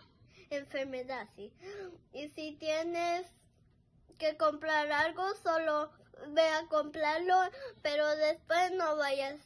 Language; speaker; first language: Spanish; early bilingual, other home language; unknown